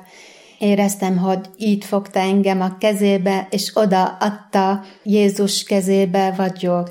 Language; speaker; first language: Hungarian; non-native, fluent; Arabic